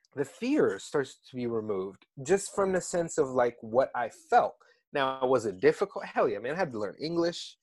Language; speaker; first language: English; early bilingual, other home language; Arabic